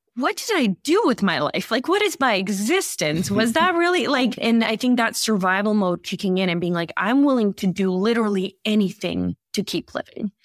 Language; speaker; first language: English; early bilingual, other home language; Bosnian